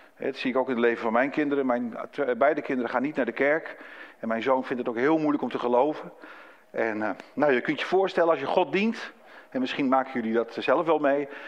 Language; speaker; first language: Dutch; native; Dutch